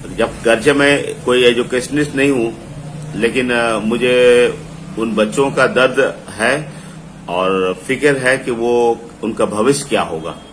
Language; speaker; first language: Hindi; non-native, local second language; Urdu